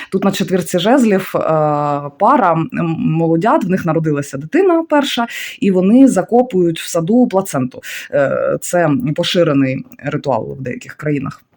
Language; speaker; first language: Ukrainian; non-native, local second language; Russian